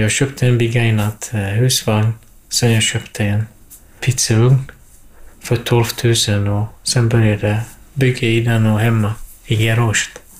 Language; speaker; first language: Swedish; non-native, fluent; Kurdish